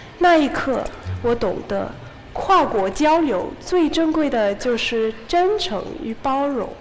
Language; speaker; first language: Chinese; non-native, fluent; English